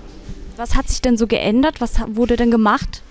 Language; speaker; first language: German; native; German